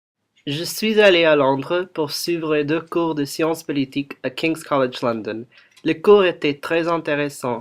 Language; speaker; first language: French; non-native, learner; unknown